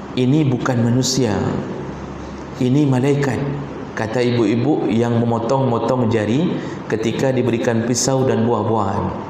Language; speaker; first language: Malay; non-native, local second language; Achinese